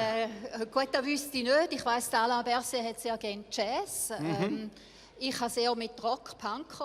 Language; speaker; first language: German; native; German